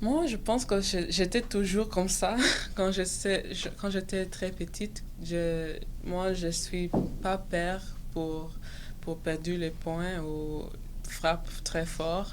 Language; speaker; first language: French; non-native, local second language; English